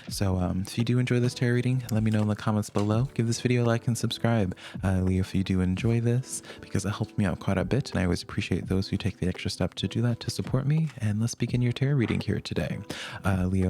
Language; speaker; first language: English; native; English